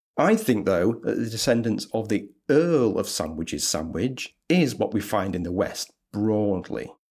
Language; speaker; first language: English; native; English